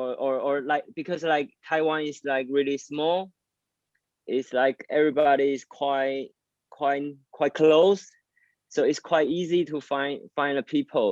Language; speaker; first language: English; non-native, learner; Chinese